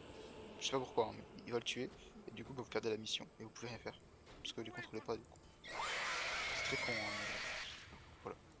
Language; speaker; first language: French; native; French